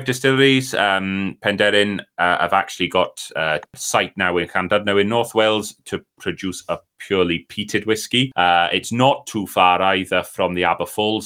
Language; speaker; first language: English; native; English